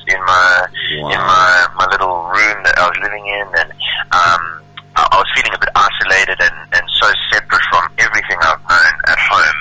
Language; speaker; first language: English; native; English